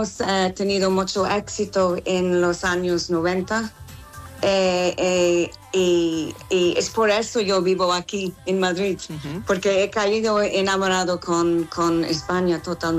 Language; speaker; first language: Spanish; non-native, fluent; English